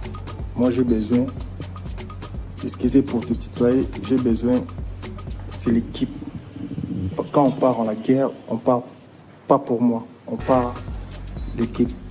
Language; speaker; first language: French; non-native, local second language; Lingala